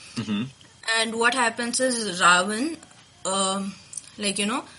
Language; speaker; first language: English; non-native, local second language; Telugu